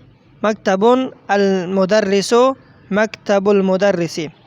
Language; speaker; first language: Arabic; non-native, fluent; Persian